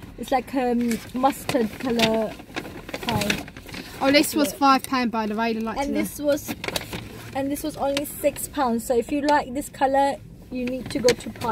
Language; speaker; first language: English; native; English